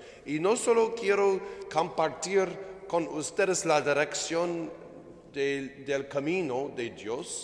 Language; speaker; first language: Spanish; non-native, fluent; English